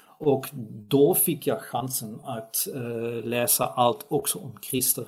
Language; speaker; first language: Swedish; non-native, fluent; Dutch